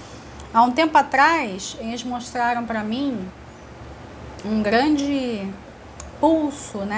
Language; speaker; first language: Portuguese; native; Portuguese